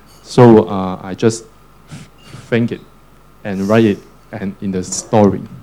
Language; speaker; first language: English; non-native, local second language; Cantonese